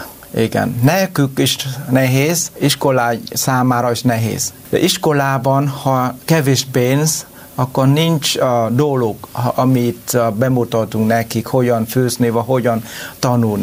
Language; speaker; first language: Hungarian; non-native, learner; Vietnamese